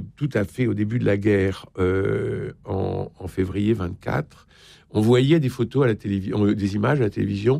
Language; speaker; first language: French; native; French